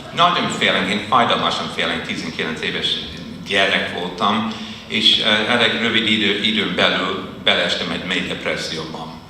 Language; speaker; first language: Hungarian; non-native, fluent; English